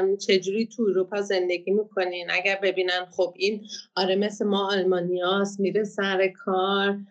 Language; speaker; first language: Persian; early bilingual, heritage; Persian